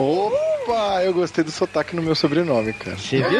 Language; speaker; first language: Portuguese; native; Portuguese